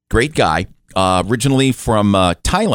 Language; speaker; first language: English; native; English